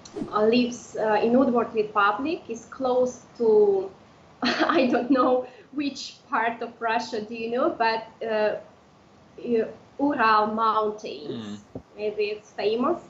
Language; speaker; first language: English; non-native, fluent; Udmurt